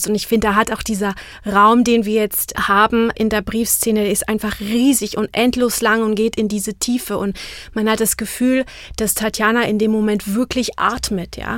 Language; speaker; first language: German; non-native, fluent; Czech